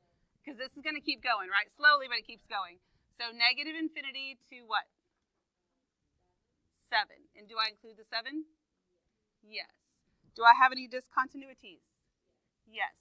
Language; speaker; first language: English; native; English